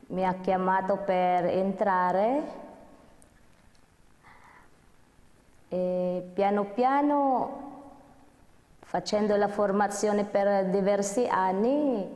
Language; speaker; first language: Italian; non-native, fluent; Filipino